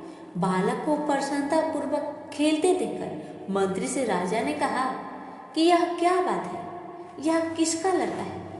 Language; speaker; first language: Hindi; native; Hindi